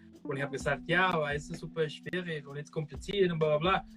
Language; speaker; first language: German; non-native, learner; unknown